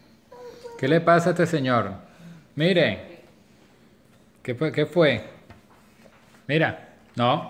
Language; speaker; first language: Spanish; native; Spanish